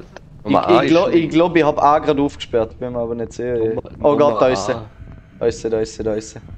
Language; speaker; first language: German; native; German